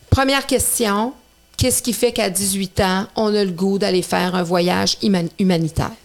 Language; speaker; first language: French; native; French